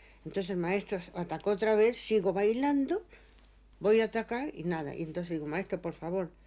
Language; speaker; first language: Spanish; native; Spanish